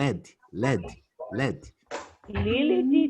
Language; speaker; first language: English; non-native, learner; Portuguese